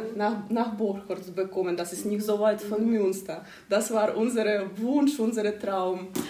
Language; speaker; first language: German; non-native, learner; Ukrainian